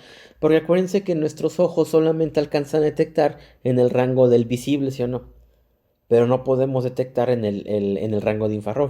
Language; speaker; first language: Spanish; native; Spanish